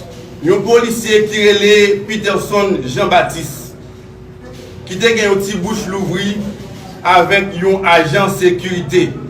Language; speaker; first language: Haitian Creole; native; Haitian Creole